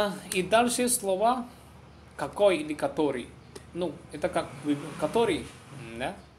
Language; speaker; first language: Russian; non-native, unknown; Indonesian